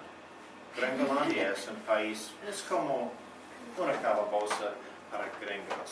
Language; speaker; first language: Spanish; non-native, learner; English